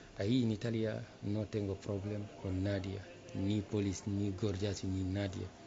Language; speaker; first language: Spanish; non-native, learner; Fula